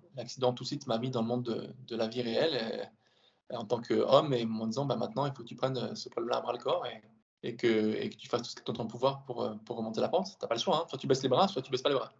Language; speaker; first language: French; native; French